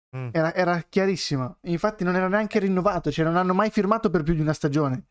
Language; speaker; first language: Italian; native; Italian